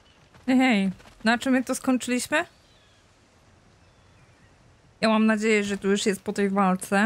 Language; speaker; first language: Polish; native; Polish